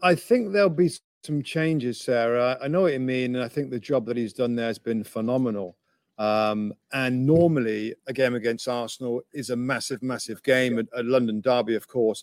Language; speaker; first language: English; native; English